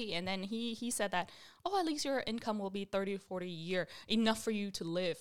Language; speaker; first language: English; early bilingual, other home language; Vietnamese